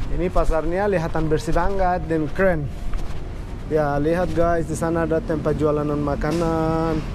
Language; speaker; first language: Indonesian; non-native, learner; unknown